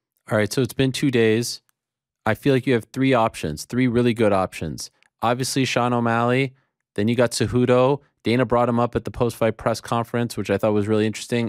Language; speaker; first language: English; native; English